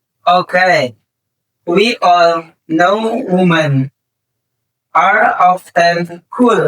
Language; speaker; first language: English; non-native, learner; Indonesian